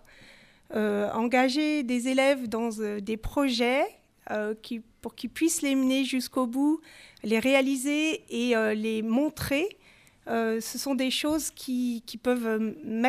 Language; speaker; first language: French; native; French